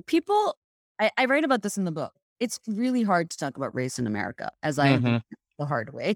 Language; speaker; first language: English; non-native, local second language; Bangla